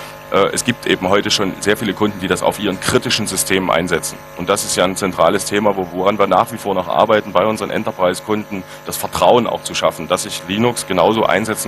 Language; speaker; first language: German; native; German